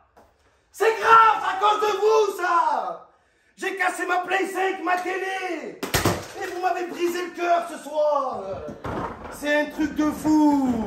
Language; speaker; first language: French; native; French